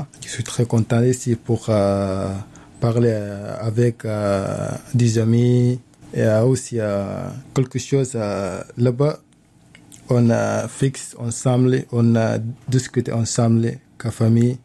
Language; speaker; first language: French; non-native, learner; Arabic